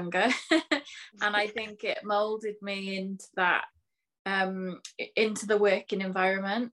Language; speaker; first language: English; native; English